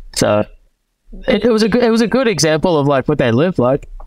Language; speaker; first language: English; native; English